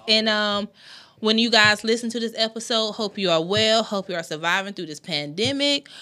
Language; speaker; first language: English; native; English